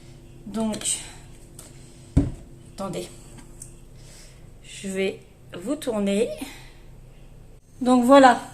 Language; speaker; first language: French; native; French